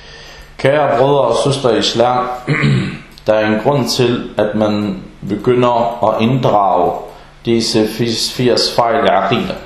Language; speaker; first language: Danish; non-native, fluent; Arabic